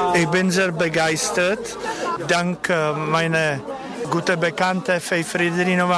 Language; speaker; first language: German; non-native, fluent; Czech